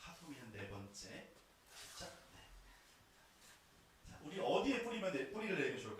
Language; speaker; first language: Korean; native; Korean